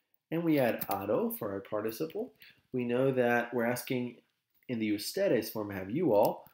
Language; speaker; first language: English; native; English